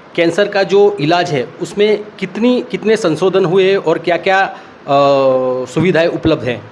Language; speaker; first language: Hindi; non-native, local second language; Gujarati